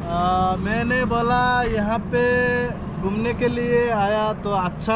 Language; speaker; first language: Hindi; non-native, learner; Arabic